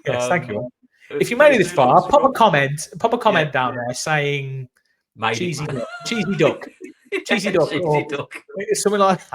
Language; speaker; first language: English; native; English